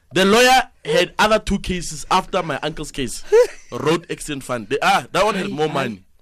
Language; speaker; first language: English; non-native, local second language; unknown